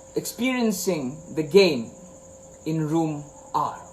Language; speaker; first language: English; non-native, local second language; Malay